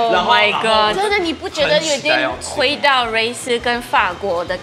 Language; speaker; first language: Chinese; non-native, fluent; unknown